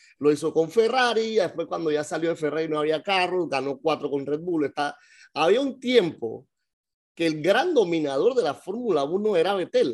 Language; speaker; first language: Spanish; native; Spanish